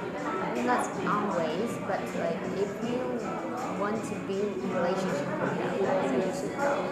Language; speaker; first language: English; non-native, fluent; Vietnamese